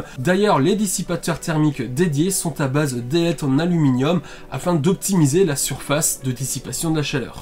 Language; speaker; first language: French; native; French